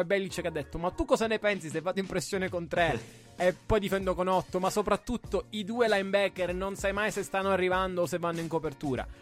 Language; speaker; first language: Italian; native; Italian